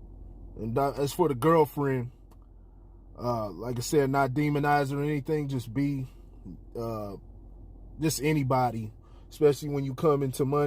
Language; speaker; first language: English; native; English